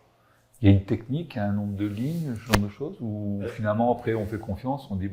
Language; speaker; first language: French; native; French